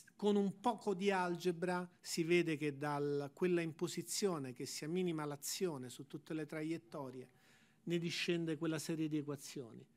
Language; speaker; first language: Italian; native; Italian